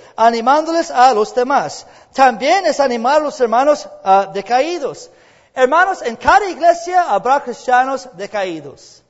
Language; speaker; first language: Spanish; non-native, fluent; English